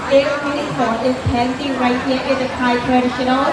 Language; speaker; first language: English; non-native, learner; Thai